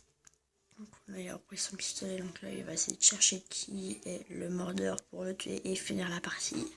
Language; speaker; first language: French; native; French